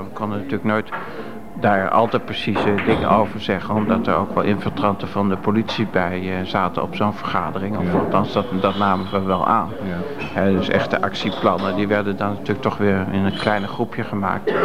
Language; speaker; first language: Dutch; native; Dutch